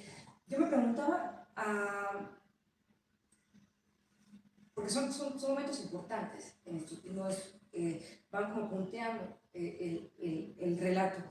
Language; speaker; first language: Spanish; native; Spanish